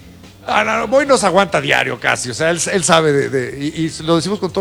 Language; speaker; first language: Spanish; native; Spanish